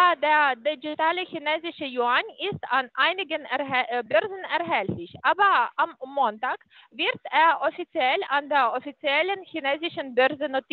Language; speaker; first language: German; non-native, fluent; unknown